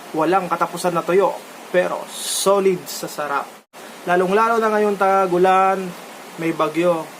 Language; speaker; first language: Filipino; non-native, local second language; Bikol